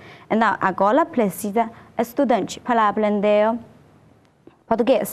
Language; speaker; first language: Portuguese; non-native, learner; Chinese